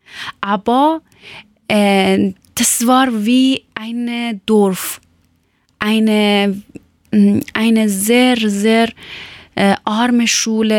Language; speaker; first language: German; non-native, learner; Persian